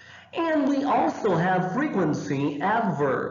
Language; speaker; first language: English; non-native, fluent; Portuguese